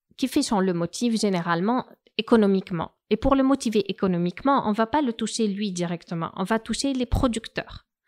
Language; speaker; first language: French; non-native, local second language; Arabic